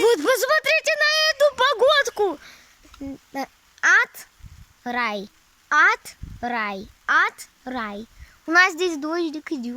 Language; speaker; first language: Russian; native; Russian